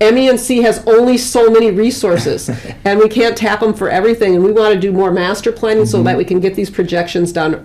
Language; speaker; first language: English; native; English